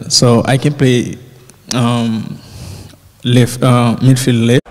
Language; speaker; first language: English; non-native, learner; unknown